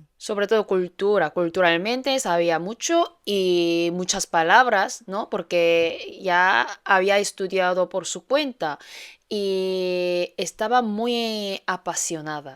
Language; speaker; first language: Spanish; non-native, fluent; Korean